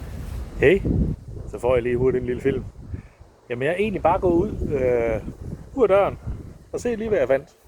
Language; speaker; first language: Danish; native; Danish